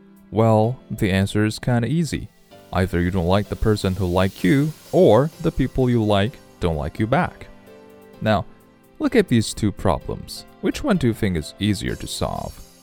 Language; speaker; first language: English; non-native, fluent; Chinese